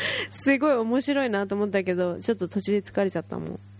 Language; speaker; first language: Japanese; native; Japanese